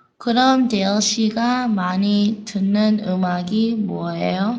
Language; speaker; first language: Korean; non-native, learner; English